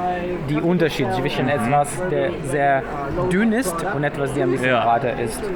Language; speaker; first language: German; non-native, fluent; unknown